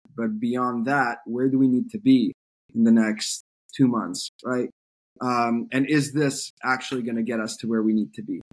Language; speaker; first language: English; non-native, fluent; French